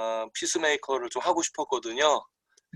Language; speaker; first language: Korean; native; Korean